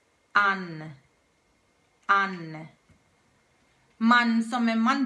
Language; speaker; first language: Swedish; non-native, fluent; Thai